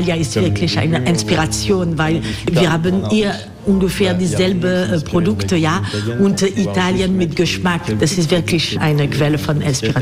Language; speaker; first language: German; non-native, learner; French